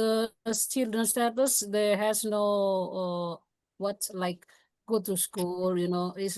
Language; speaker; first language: English; non-native, learner; Indonesian